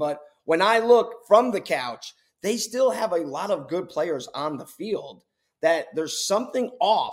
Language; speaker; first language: English; native; English